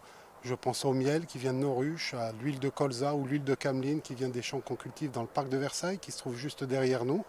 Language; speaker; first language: French; native; French